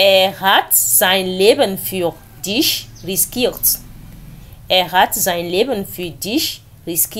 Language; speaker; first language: German; non-native, learner; French